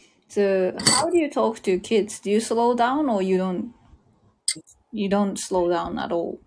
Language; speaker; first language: English; non-native, fluent; Japanese